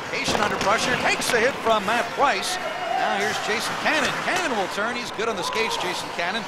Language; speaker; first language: English; native; English